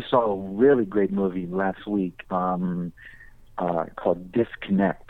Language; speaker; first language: English; native; English